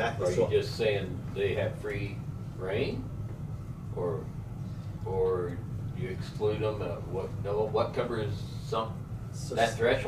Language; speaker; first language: English; native; English